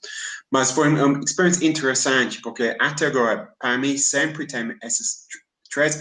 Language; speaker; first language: Portuguese; non-native, fluent; English